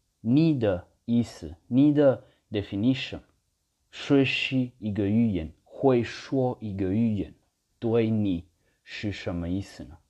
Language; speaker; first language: Chinese; non-native, learner; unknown